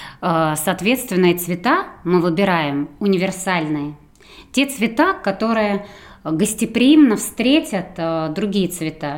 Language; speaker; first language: Russian; native; Russian